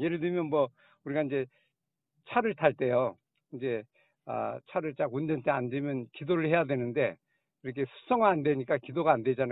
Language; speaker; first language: Korean; native; Korean